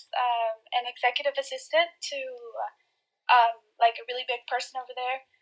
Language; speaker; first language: English; early bilingual, other home language; Spanish